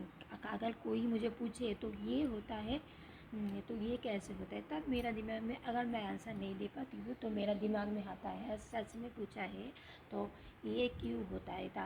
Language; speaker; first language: Hindi; non-native, local second language; Bangla